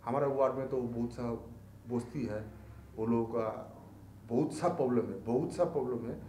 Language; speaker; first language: Hindi; non-native, local second language; Bangla